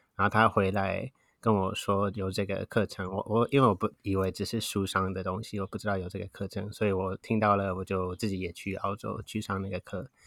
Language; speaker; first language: Chinese; non-native, fluent; English